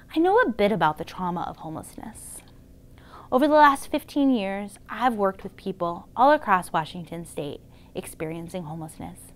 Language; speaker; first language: English; native; English